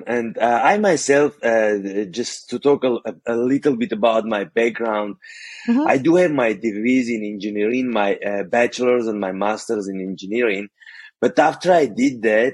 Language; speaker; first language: English; non-native, fluent; Armenian